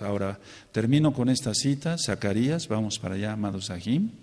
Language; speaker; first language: Spanish; native; Spanish